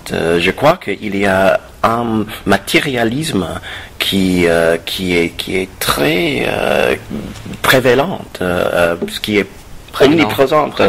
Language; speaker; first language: French; non-native, fluent; English